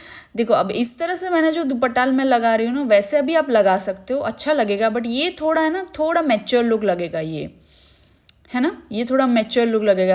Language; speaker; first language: Hindi; native; Hindi